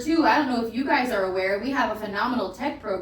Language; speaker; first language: English; native; English